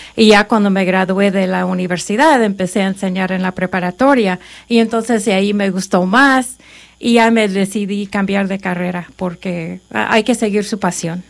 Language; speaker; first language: Spanish; native; Spanish